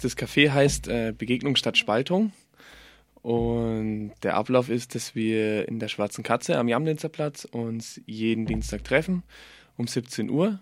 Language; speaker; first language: German; native; German